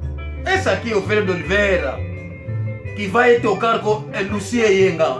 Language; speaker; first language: Portuguese; non-native, local second language; Kongo